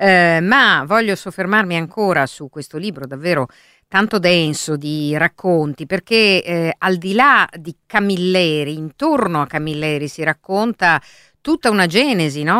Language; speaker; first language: Italian; native; Italian